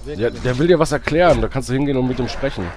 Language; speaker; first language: German; native; German